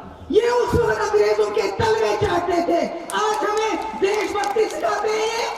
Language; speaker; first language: Urdu; non-native, local second language; Kashmiri